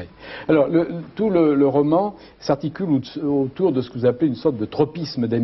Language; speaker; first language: French; native; French